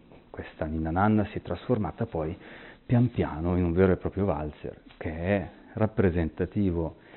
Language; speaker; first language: Italian; native; Italian